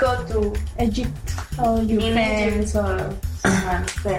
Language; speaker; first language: English; non-native, learner; Spanish